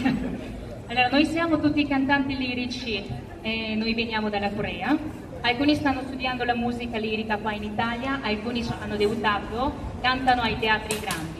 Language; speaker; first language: Italian; non-native, fluent; Korean